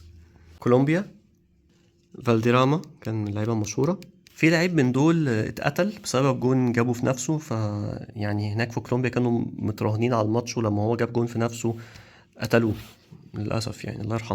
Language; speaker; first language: Arabic; native; Arabic